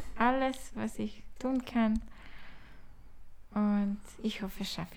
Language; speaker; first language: German; non-native, learner; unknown